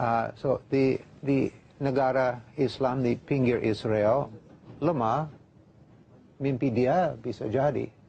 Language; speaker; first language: Indonesian; non-native, learner; English